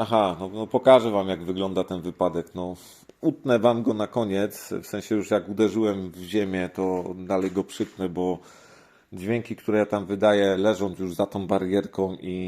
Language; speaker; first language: Polish; native; Polish